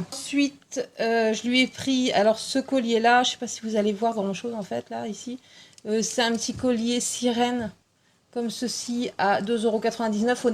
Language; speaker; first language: French; native; French